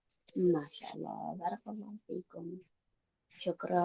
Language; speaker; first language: Arabic; non-native, fluent; Indonesian